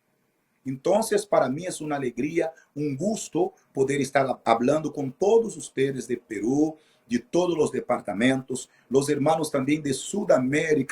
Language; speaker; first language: Spanish; non-native, fluent; Portuguese